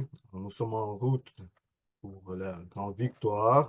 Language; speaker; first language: French; non-native, fluent; Russian